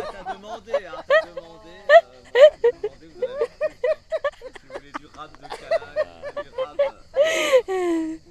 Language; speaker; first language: French; native; French